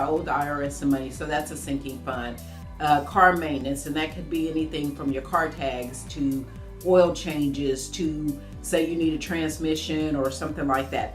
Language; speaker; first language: English; native; English